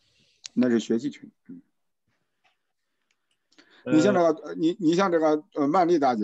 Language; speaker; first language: Chinese; native; Chinese